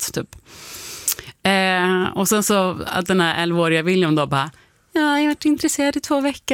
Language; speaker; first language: Swedish; native; Swedish